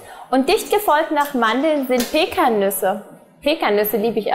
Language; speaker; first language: German; native; German